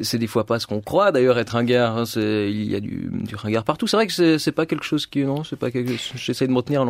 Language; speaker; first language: French; native; French